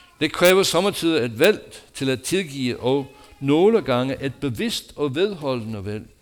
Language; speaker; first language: Danish; non-native, fluent; English